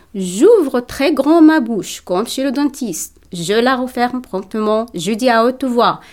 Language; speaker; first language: French; non-native, local second language; Tachelhit